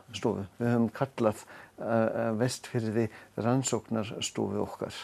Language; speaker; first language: Icelandic; non-native, fluent; German